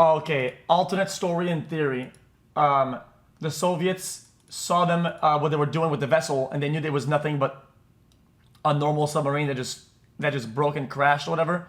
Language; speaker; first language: English; non-native, local second language; French